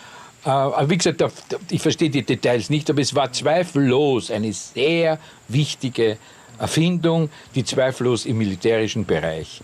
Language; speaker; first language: German; native; German